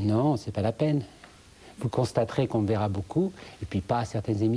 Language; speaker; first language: French; native; French